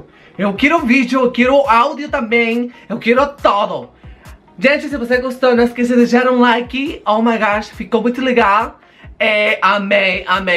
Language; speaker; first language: Portuguese; non-native, learner; Spanish